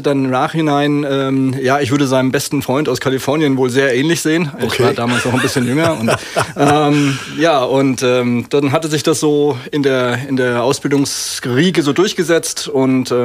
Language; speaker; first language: German; native; German